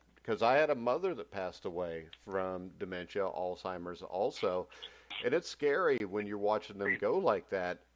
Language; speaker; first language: English; native; English